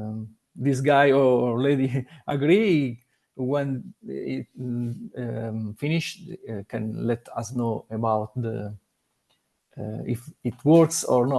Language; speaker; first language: English; non-native, learner; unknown